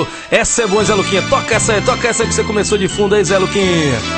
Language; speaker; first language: Portuguese; native; Portuguese